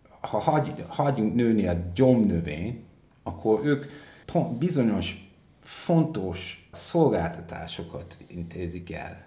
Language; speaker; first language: Hungarian; non-native, fluent; English